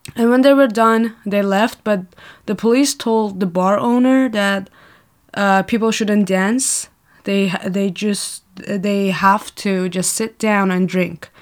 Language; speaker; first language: English; non-native, fluent; Persian